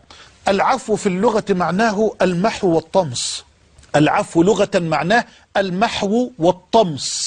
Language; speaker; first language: Arabic; native; Arabic